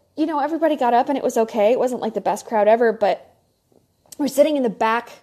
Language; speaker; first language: English; native; English